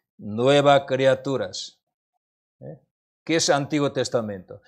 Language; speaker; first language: Spanish; non-native, learner; Korean